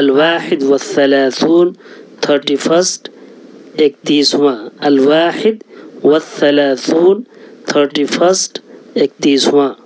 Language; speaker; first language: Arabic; non-native, fluent; Urdu